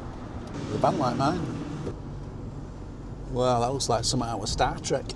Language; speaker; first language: English; native; English